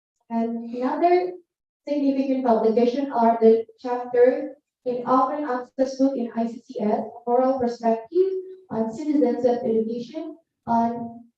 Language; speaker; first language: English; non-native, learner; Indonesian